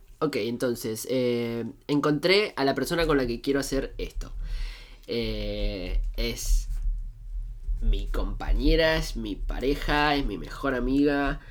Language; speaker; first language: Spanish; native; Spanish